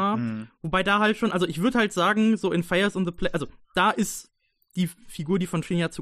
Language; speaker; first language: German; native; German